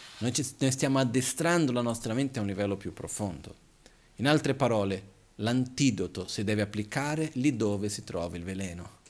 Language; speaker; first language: Italian; non-native, fluent; Portuguese